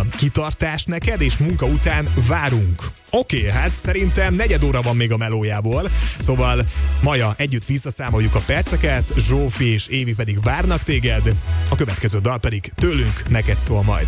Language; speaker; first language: Hungarian; native; Hungarian